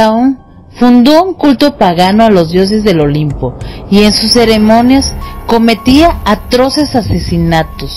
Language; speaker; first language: Spanish; native; Spanish